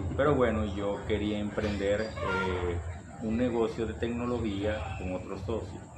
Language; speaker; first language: Spanish; native; Spanish